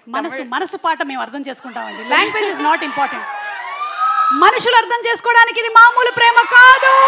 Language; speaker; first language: Telugu; native; Telugu